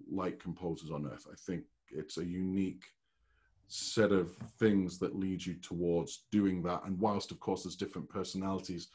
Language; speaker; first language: English; native; English